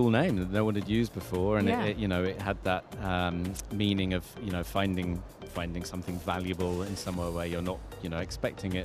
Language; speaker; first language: English; native; English